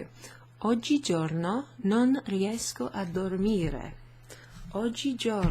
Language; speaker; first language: Italian; non-native, fluent; English